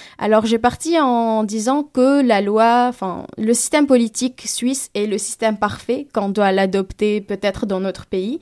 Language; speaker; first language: French; non-native, local second language; Arabic